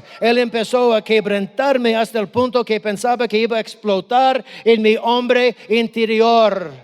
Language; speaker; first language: Spanish; non-native, fluent; English